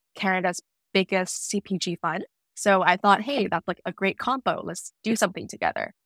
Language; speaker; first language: English; non-native, fluent; Vietnamese